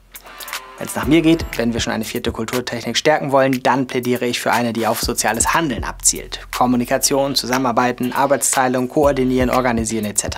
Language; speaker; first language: German; native; German